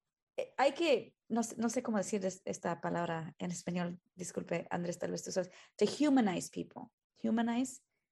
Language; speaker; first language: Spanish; early bilingual, heritage; Spanish